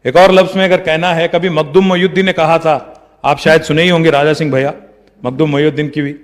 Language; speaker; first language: Hindi; non-native, local second language; Telugu